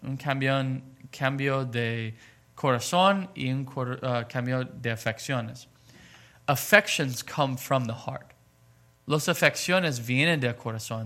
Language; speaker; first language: Spanish; non-native, fluent; English